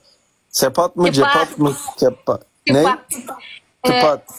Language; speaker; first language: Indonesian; non-native, learner; Turkish